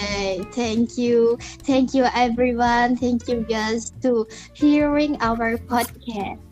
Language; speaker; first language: English; non-native, learner; Indonesian